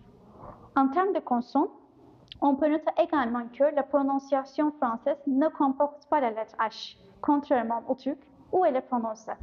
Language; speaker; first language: French; non-native, fluent; Turkish